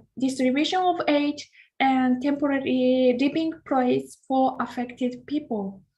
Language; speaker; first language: English; non-native, learner; Japanese